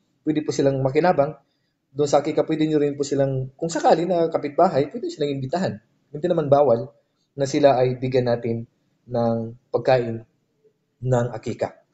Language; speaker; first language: Filipino; native; Filipino